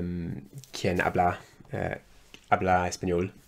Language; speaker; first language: Spanish; non-native, learner; English